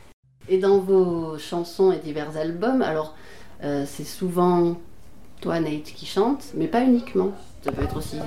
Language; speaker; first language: French; native; French